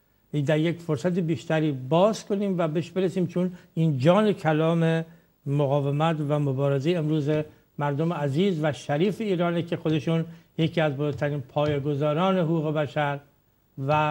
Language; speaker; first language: Persian; native; Persian